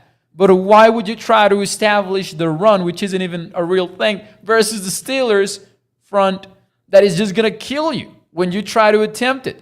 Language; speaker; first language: English; native; English